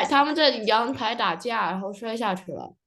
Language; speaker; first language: Chinese; early bilingual, other home language; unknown